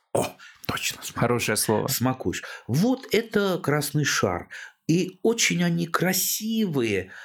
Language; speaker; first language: Russian; native; Russian